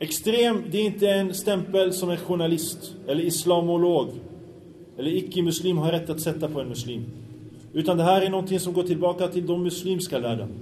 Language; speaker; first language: Swedish; early bilingual, other home language; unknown